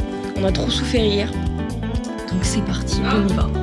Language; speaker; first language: French; native; French